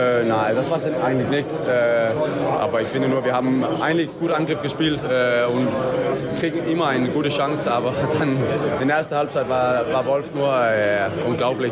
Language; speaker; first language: German; non-native, learner; Danish